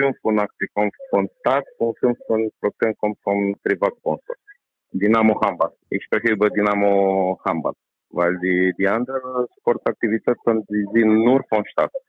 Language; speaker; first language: German; non-native, learner; Romanian